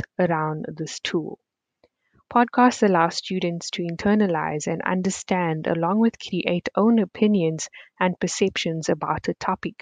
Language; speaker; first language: English; native; English